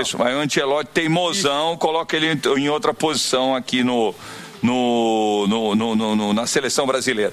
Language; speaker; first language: Portuguese; native; Portuguese